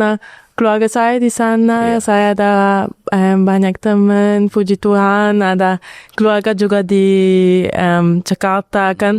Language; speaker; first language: Indonesian; early bilingual, heritage; Indonesian